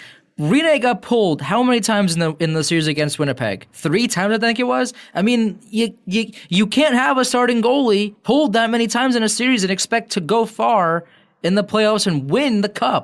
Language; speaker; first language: English; native; English